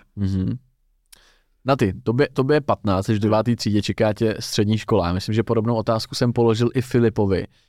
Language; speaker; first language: Czech; native; Czech